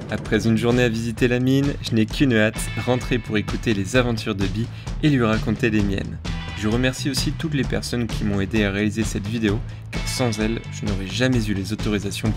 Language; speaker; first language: French; native; French